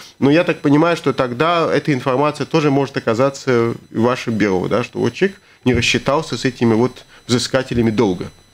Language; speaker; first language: Russian; native; Russian